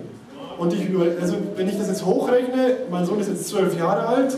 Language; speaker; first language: German; native; German